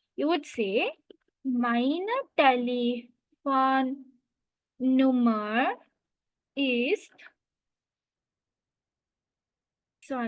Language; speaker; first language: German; non-native, learner; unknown